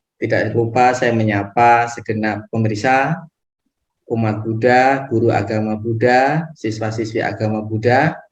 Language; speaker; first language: Indonesian; non-native, local second language; Javanese